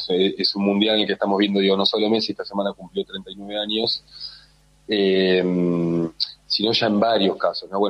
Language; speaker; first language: Spanish; native; Spanish